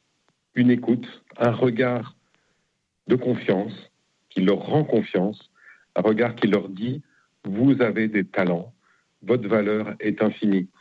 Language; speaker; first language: French; native; French